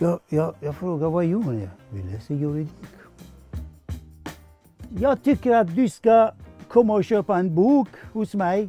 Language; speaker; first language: Swedish; non-native, fluent; Persian